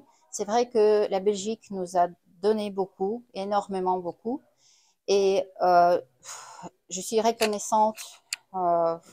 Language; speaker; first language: French; non-native, fluent; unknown